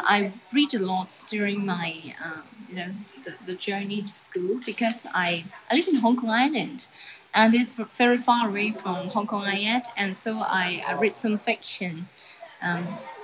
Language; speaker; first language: English; non-native, local second language; Cantonese